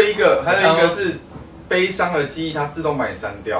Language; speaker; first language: Chinese; native; Chinese